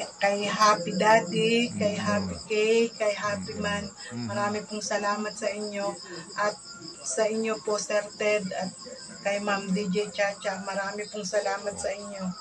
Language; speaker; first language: Filipino; native; Filipino